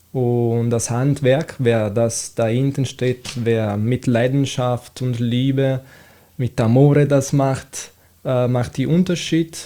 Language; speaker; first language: German; non-native, fluent; Italian